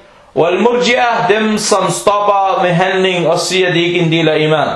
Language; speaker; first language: Danish; non-native, fluent; Arabic